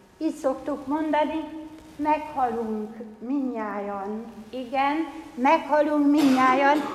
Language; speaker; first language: Hungarian; native; Hungarian